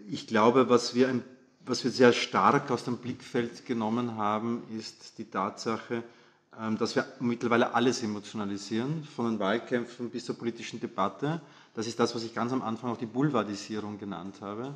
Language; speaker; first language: German; native; German